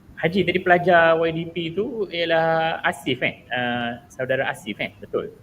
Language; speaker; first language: Malay; native; Malay